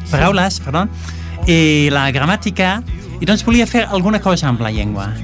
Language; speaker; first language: Catalan; non-native, fluent; Dutch